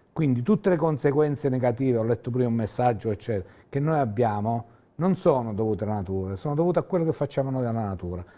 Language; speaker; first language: Italian; native; Italian